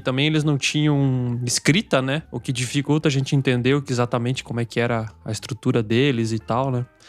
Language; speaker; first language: Portuguese; native; Portuguese